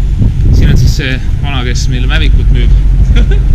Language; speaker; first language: Estonian; native; Estonian